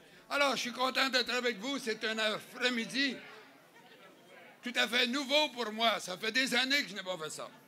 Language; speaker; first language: French; native; French